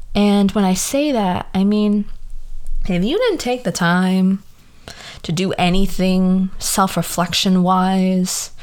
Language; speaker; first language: English; early bilingual, other home language; Spanish